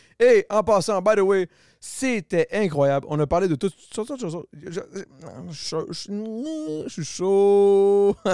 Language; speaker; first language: French; native; French